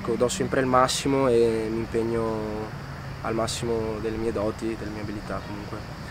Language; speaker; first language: Italian; native; Italian